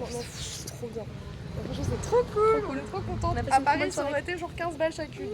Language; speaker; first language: French; native; French